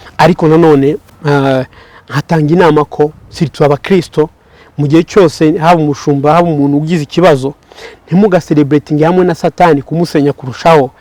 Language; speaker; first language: Kinyarwanda; early bilingual, heritage; Kinyarwanda